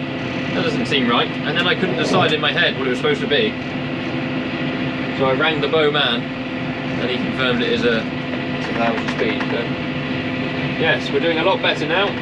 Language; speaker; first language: English; native; English